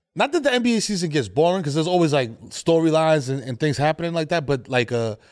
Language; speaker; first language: English; native; English